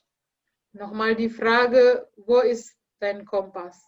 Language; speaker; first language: German; non-native, learner; Indonesian